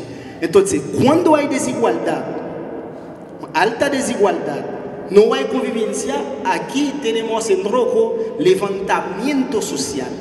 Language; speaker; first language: Spanish; non-native, fluent; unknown